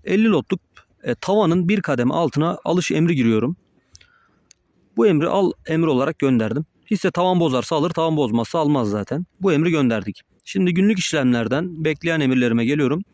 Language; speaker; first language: Turkish; native; Turkish